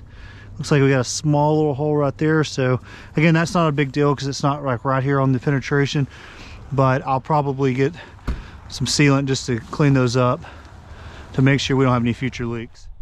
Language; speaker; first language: English; native; English